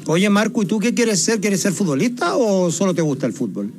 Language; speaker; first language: Spanish; native; Spanish